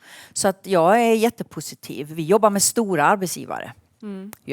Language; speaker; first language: Swedish; native; Swedish